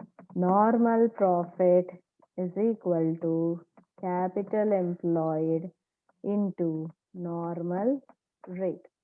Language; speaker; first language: English; non-native, local second language; Telugu